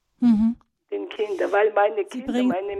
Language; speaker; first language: German; non-native, learner; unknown